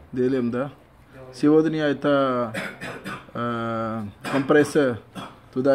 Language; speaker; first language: Russian; non-native, learner; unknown